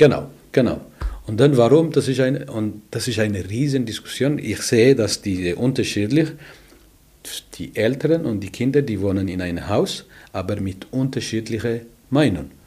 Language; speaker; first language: German; non-native, learner; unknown